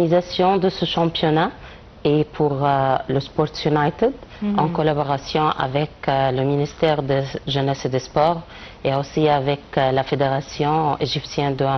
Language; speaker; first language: French; non-native, learner; Arabic